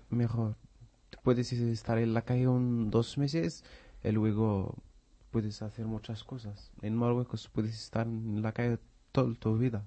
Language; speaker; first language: Spanish; non-native, learner; Arabic